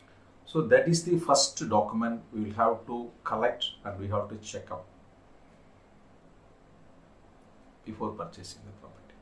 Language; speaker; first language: English; non-native, local second language; Tamil